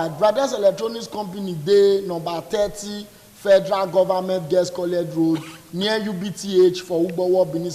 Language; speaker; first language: English; non-native, local second language; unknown